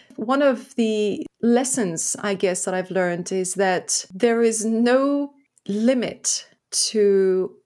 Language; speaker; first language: English; non-native, fluent; French